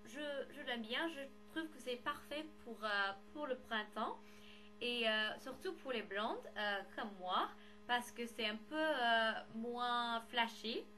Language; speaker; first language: French; non-native, learner; English